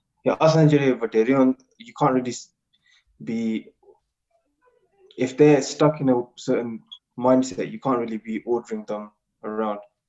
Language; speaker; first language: English; early bilingual, other home language; Punjabi